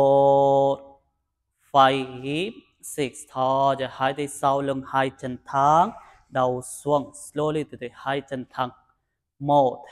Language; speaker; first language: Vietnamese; non-native, learner; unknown